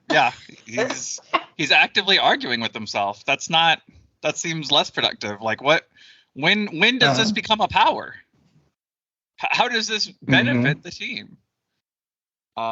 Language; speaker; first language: English; native; English